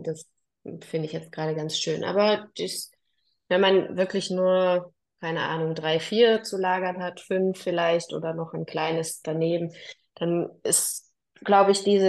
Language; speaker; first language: German; native; German